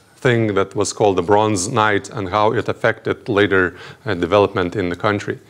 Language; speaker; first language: English; non-native, fluent; Lithuanian